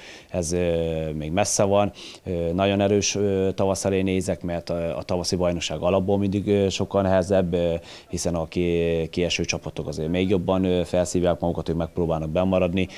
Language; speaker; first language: Hungarian; native; Hungarian